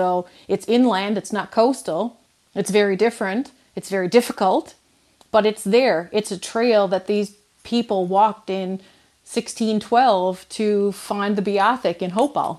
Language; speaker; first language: English; native; English